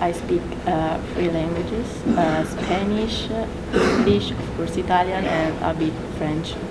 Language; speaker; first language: English; non-native, fluent; Italian